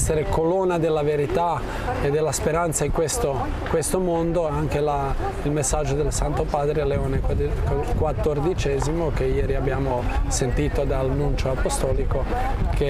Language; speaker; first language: Italian; non-native, fluent; Croatian